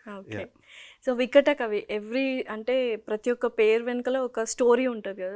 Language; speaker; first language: Telugu; native; Telugu